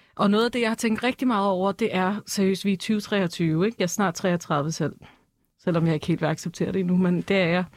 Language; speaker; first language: Danish; early bilingual, other home language; Persian